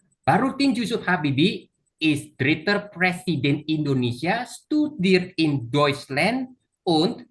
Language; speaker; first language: German; non-native, learner; Indonesian